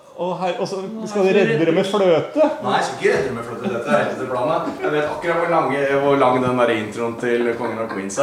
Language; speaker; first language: Norwegian; native; Norwegian